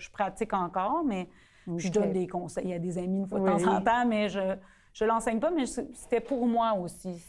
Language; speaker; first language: French; native; French